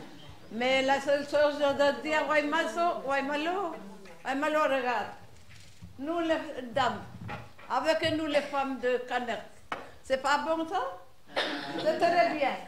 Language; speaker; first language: French; non-native, local second language; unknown